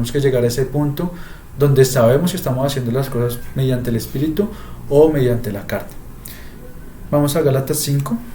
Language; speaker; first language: Spanish; native; Spanish